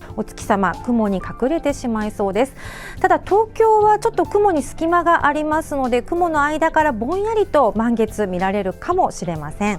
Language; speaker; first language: Japanese; native; Japanese